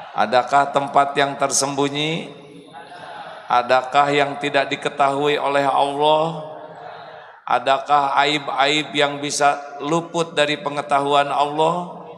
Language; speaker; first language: Indonesian; native; Indonesian